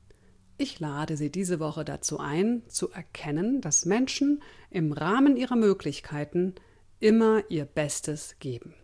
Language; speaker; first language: German; native; German